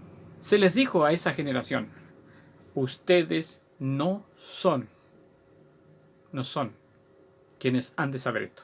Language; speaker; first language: Spanish; native; Spanish